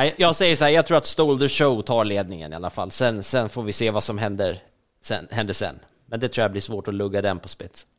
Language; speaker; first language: Swedish; native; Swedish